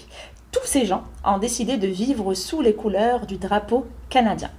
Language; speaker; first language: French; native; French